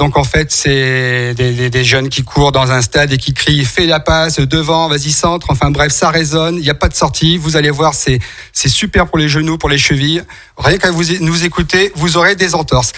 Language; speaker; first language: French; native; French